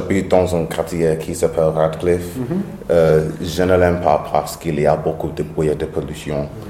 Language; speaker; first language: French; non-native, learner; English